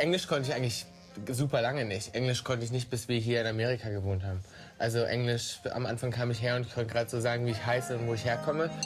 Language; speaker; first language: German; native; German